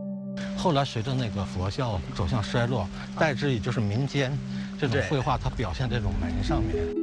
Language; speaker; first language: Chinese; native; Chinese